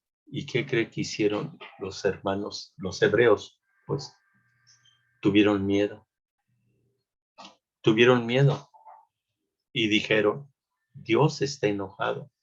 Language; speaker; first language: Spanish; native; Spanish